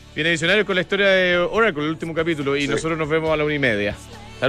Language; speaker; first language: Spanish; native; Spanish